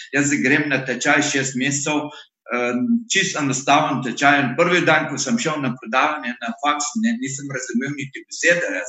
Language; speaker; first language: Slovenian; non-native, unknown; Arabic